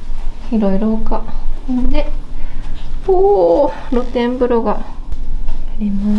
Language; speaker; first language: Japanese; native; Japanese